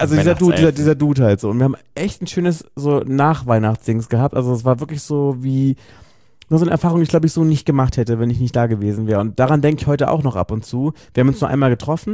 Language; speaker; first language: German; native; German